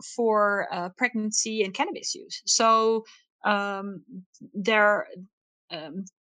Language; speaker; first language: English; non-native, fluent; Dutch